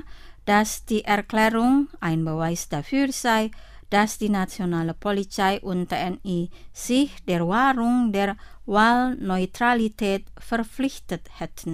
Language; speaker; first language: German; non-native, fluent; Indonesian